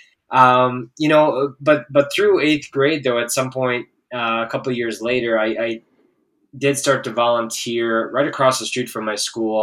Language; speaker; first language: English; native; English